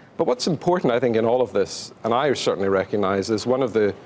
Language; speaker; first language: English; native; English